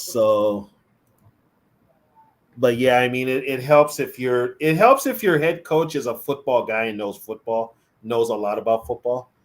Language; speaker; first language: English; native; English